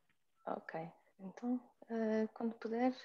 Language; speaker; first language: Portuguese; native; Portuguese